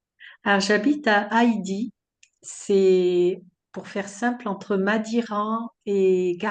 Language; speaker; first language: French; native; French